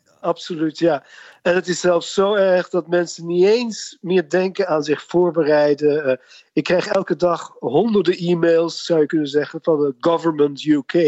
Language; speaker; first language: Dutch; native; Dutch